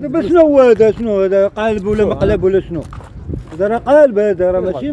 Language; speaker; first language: Arabic; native; Arabic